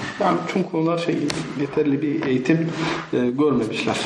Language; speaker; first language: Turkish; non-native, fluent; Arabic